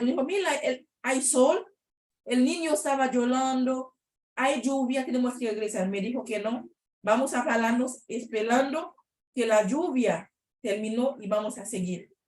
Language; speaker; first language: Spanish; non-native, learner; Haitian Creole